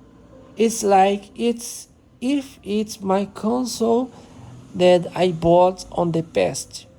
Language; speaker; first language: English; non-native, learner; Portuguese